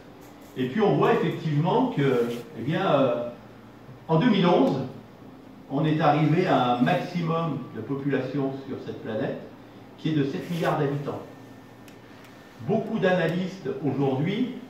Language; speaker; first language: French; native; French